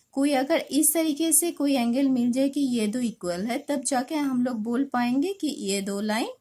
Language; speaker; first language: Hindi; non-native, local second language; Bangla